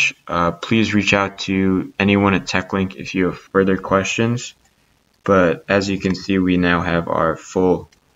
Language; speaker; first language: English; native; English